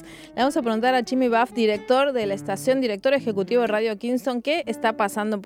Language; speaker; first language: Spanish; native; Spanish